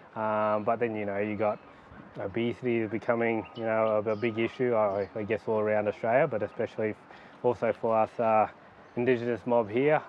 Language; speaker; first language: English; native; English